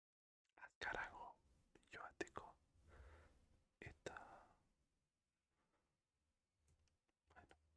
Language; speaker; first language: Basque; non-native, learner; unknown